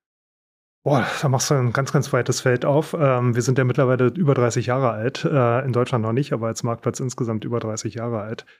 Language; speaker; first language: German; native; German